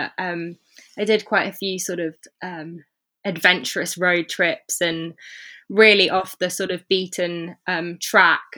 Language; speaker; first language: English; native; English